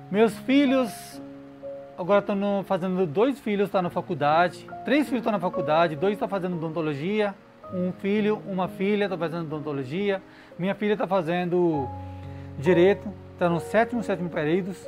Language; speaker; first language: Portuguese; non-native, learner; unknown